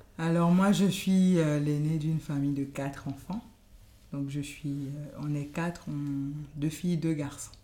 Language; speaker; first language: French; non-native, local second language; Yoruba